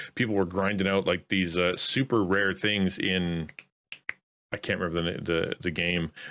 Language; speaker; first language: English; native; English